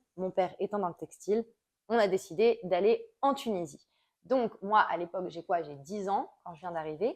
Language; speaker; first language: French; native; French